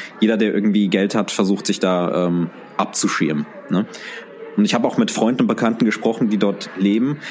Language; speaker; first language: German; early bilingual, other home language; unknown